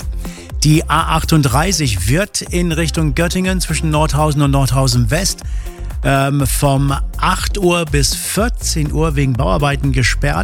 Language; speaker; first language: German; native; German